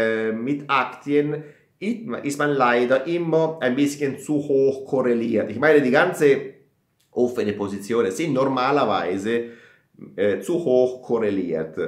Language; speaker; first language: German; non-native, fluent; Italian